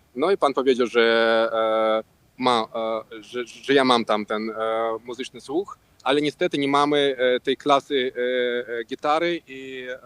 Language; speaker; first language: Polish; non-native, local second language; Russian